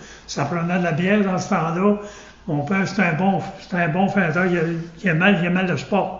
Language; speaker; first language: French; native; French